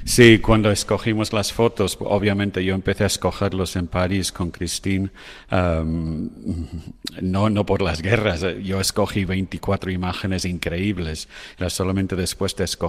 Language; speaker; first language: Spanish; non-native, fluent; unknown